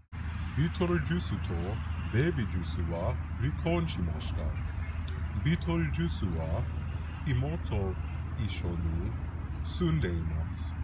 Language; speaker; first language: Japanese; non-native, learner; English